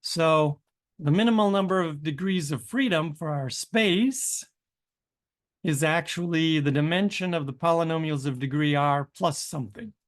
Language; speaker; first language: English; native; English